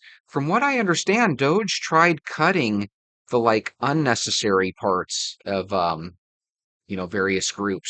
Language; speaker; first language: English; native; English